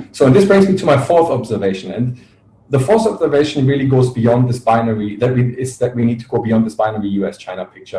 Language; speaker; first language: English; non-native, fluent; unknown